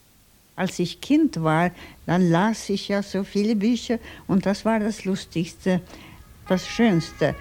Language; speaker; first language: German; non-native, fluent; Swedish